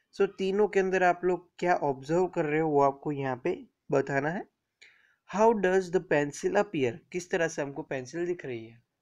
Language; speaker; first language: Hindi; non-native, local second language; Gujarati